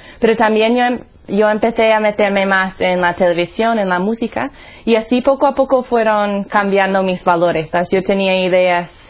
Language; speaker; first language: Spanish; non-native, fluent; English